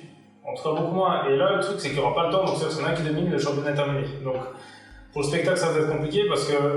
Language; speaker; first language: French; native; French